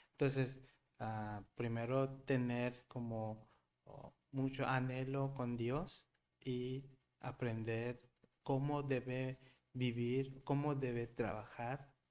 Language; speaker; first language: Spanish; non-native, learner; Korean